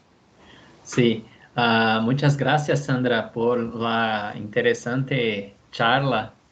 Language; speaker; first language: Spanish; non-native, fluent; Portuguese